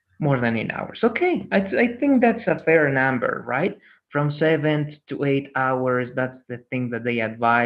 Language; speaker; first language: English; non-native, fluent; Spanish